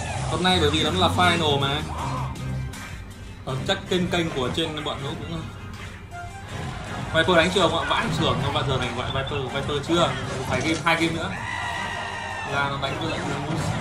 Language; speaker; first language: Vietnamese; native; Vietnamese